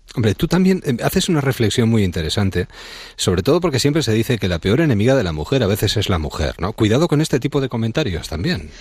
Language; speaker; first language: Spanish; native; Spanish